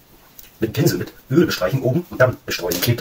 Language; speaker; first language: German; native; German